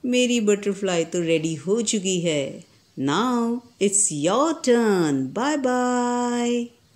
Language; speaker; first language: Hindi; native; Hindi